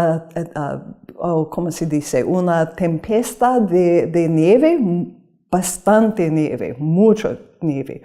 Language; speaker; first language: Spanish; non-native, learner; English